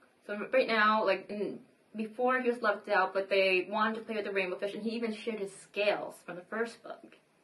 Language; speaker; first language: English; early bilingual, other home language; Vietnamese